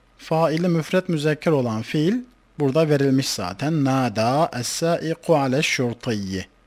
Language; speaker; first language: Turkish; native; Turkish